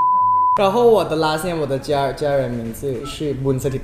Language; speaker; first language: Chinese; non-native, learner; Thai